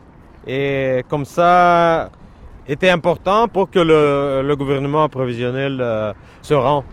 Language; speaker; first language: French; non-native, fluent; Russian